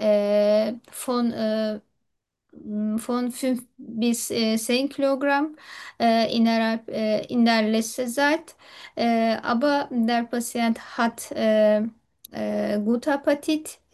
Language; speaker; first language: German; non-native, learner; Turkish